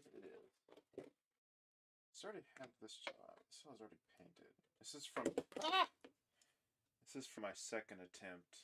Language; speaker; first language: English; native; English